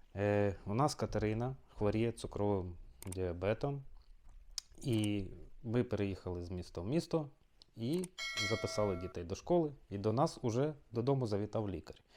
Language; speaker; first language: Ukrainian; non-native, local second language; Russian